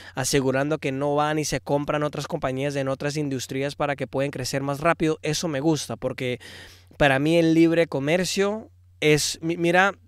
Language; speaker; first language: Spanish; early bilingual, heritage; Spanish